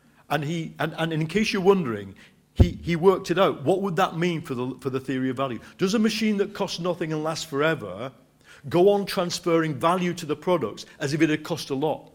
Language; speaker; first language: English; native; English